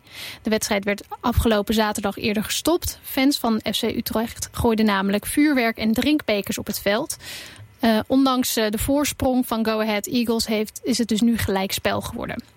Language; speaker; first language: Dutch; native; Dutch